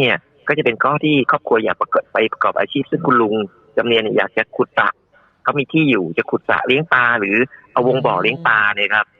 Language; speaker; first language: Thai; native; Thai